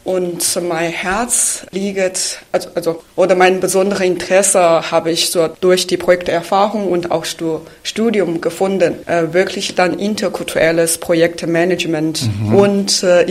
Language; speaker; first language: German; non-native, fluent; Chinese